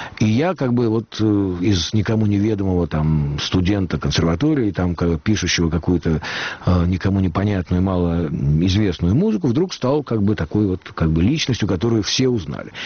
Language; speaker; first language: Russian; native; Russian